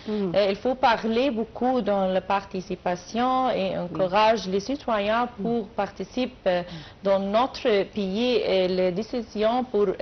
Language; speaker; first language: French; non-native, learner; Arabic